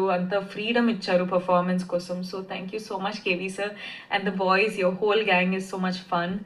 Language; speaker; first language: Telugu; non-native, fluent; Kannada